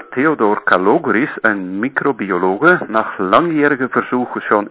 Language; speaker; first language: German; native; German